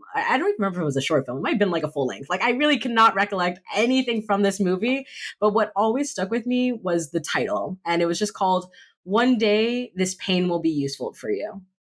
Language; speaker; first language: English; native; English